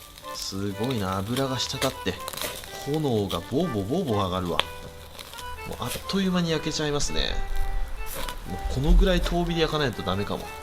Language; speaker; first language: Japanese; native; Japanese